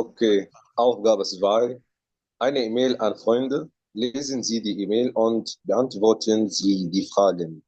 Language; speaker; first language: German; non-native, learner; Arabic